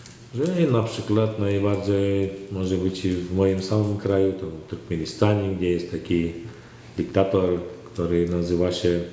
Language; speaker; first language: Polish; non-native, learner; Turkmen